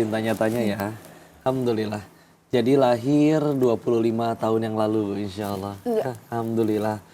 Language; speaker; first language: Indonesian; native; Indonesian